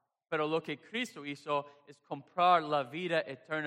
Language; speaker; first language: Spanish; non-native, fluent; English